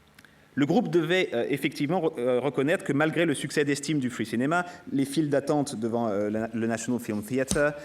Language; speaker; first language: French; native; French